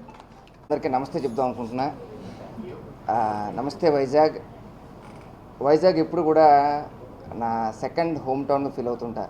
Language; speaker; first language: Telugu; native; Telugu